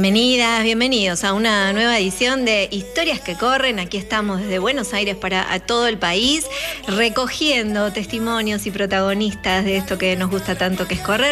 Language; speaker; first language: Spanish; native; Spanish